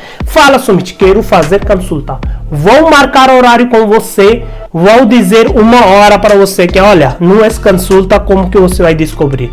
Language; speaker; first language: Portuguese; non-native, learner; Hindi